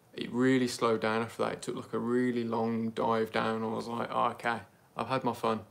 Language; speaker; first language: English; native; English